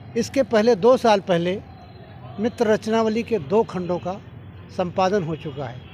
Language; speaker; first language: Hindi; native; Hindi